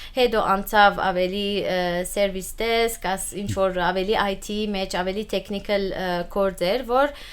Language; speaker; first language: Armenian; early bilingual, heritage; Armenian